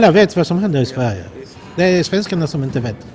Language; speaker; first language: Swedish; non-native, fluent; Polish